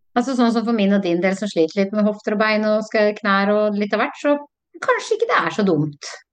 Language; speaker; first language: Norwegian; native; Norwegian